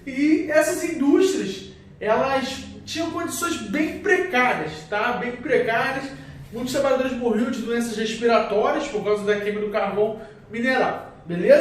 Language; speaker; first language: Portuguese; native; Portuguese